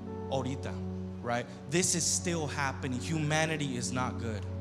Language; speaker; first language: English; early bilingual, other home language; Spanish